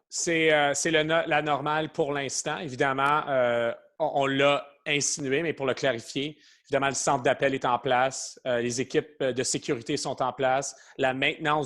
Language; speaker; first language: French; native; French